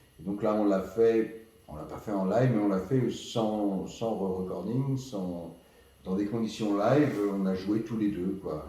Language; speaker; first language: French; native; French